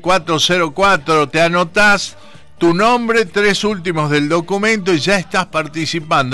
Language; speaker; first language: Spanish; native; Spanish